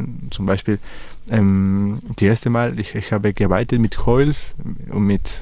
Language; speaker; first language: German; non-native, learner; Spanish